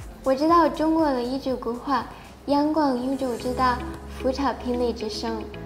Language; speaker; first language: Chinese; non-native, fluent; Spanish